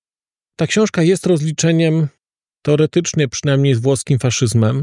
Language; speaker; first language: Polish; native; Polish